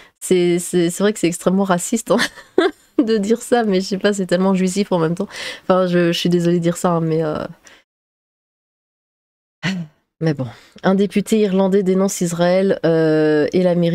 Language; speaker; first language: French; native; French